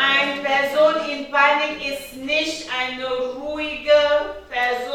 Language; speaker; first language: German; non-native, learner; French